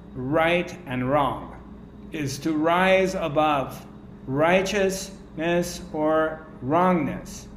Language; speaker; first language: English; non-native, fluent; Persian